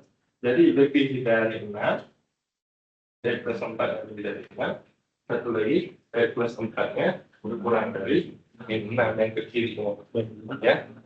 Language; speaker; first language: Indonesian; native; Indonesian